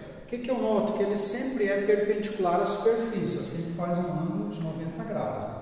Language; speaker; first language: Portuguese; native; Portuguese